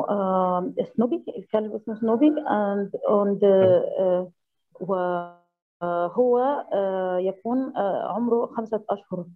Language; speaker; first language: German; non-native, learner; Arabic